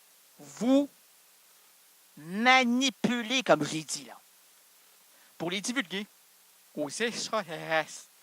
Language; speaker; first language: French; native; French